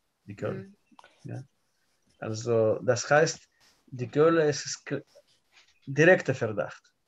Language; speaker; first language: German; non-native, learner; Russian